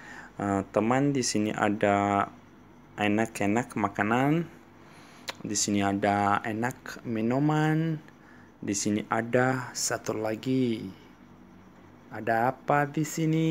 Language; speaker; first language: Indonesian; non-native, learner; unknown